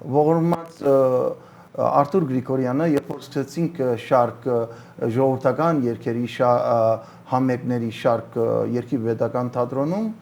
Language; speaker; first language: Armenian; early bilingual, heritage; Armenian